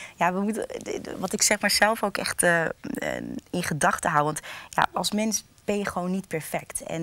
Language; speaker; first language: Dutch; native; Dutch